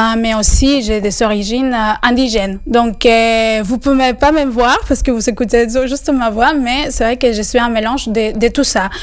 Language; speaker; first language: French; non-native, fluent; Spanish